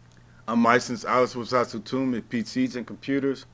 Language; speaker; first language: German; non-native, learner; English